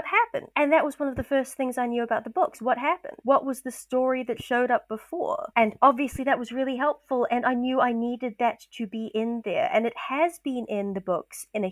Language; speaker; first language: English; native; English